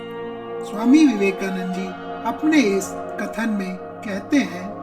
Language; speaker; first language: Hindi; native; Hindi